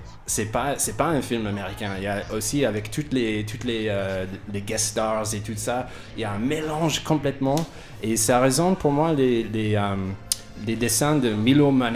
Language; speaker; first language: French; non-native, fluent; English